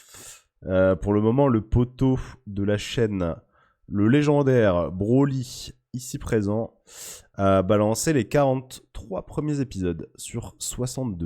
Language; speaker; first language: French; native; French